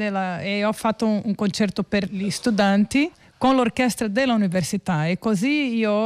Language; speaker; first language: Italian; non-native, fluent; Portuguese